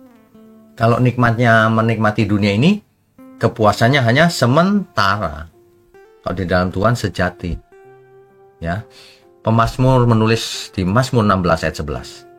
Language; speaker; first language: Indonesian; native; Indonesian